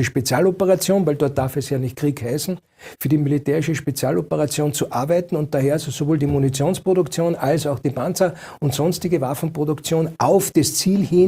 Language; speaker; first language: German; native; German